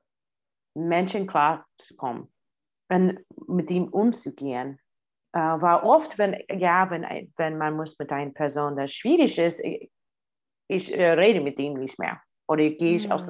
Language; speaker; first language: German; non-native, fluent; English